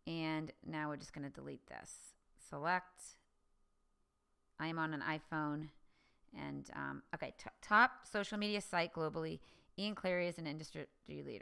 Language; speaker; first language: English; native; English